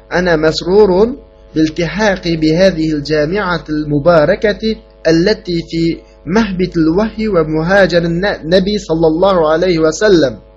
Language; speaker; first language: Arabic; non-native, fluent; Uyghur